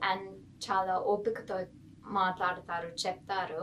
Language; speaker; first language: Telugu; non-native, fluent; English